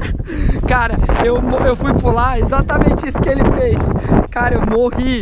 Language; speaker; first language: Portuguese; native; Portuguese